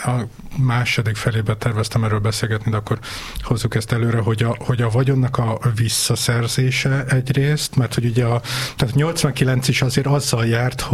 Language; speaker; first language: Hungarian; native; Hungarian